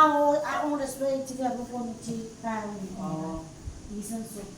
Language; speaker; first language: Chinese; non-native, learner; Filipino